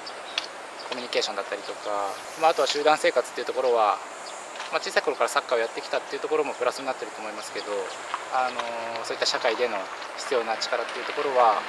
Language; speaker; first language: Japanese; native; Japanese